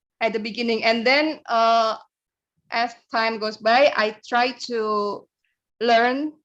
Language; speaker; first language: English; non-native, learner; Indonesian